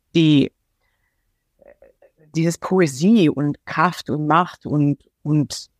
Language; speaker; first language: German; non-native, fluent; English